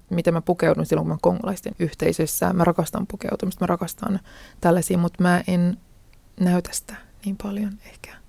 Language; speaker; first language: Finnish; early bilingual, other home language; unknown